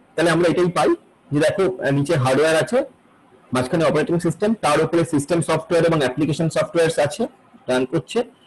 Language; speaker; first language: English; non-native, local second language; Bangla